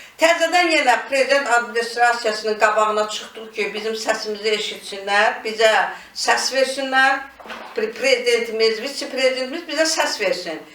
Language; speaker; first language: Azerbaijani; native; Azerbaijani